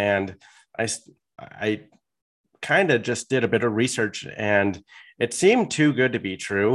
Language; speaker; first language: English; native; English